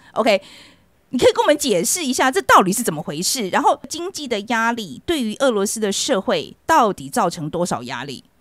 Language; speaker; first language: Chinese; native; Chinese